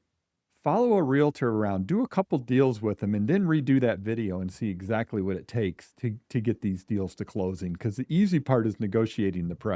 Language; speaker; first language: English; native; English